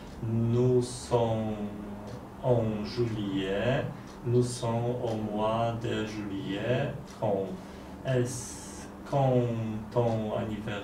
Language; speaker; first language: French; non-native, learner; Polish